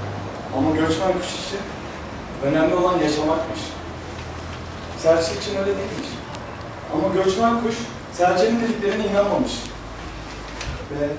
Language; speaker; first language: Turkish; native; Turkish